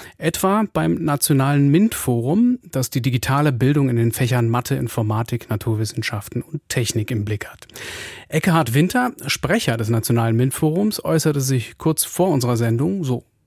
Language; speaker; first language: German; native; German